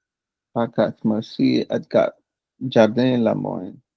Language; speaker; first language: French; non-native, learner; Punjabi